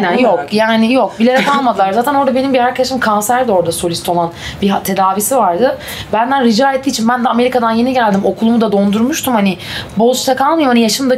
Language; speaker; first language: Turkish; native; Turkish